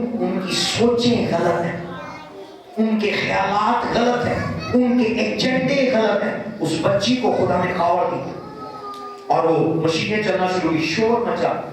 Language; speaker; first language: Urdu; non-native, local second language; Punjabi